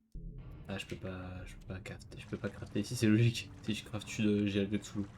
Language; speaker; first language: French; native; French